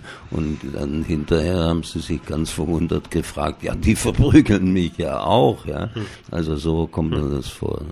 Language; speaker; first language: German; native; German